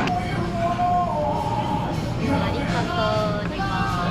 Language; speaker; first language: Japanese; native; Japanese